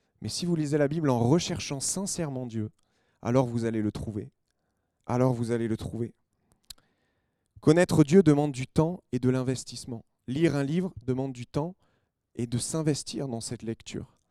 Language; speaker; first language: French; native; French